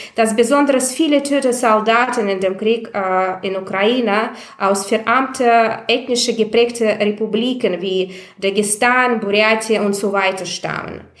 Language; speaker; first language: German; non-native, fluent; Russian